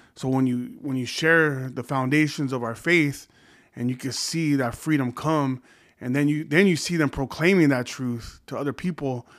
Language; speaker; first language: English; native; English